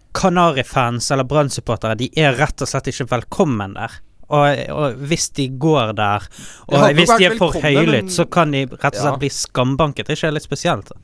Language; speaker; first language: Norwegian; native; Norwegian